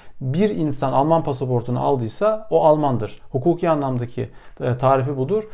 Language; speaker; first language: Turkish; native; Turkish